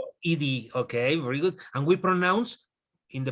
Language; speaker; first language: English; non-native, fluent; Spanish